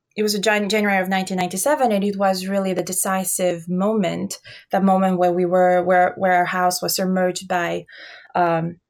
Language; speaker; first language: English; early bilingual, other home language; Albanian